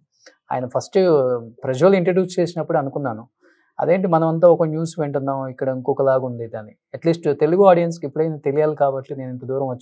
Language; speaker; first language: Telugu; native; Telugu